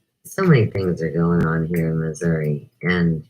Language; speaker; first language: English; native; English